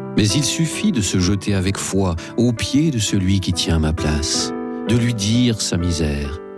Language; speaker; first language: French; native; French